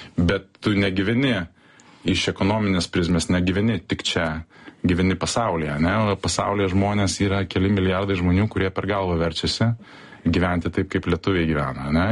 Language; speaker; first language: Lithuanian; early bilingual, heritage; Lithuanian